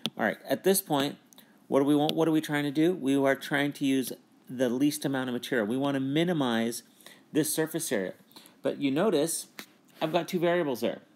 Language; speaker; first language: English; native; English